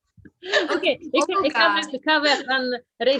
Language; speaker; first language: Dutch; non-native, fluent; Russian